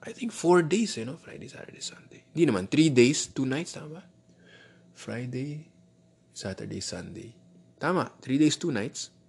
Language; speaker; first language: English; non-native, local second language; Filipino